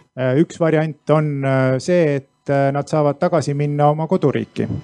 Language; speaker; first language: Estonian; native; Estonian